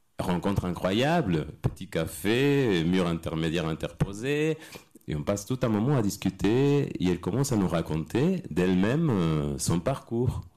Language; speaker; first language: French; non-native, fluent; Spanish